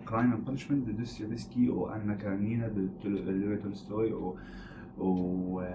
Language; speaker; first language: French; non-native, learner; English